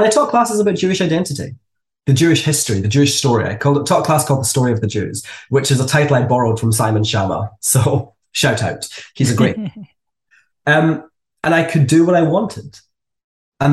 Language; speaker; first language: English; native; English